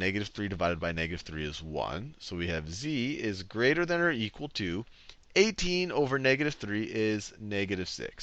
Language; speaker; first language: English; native; English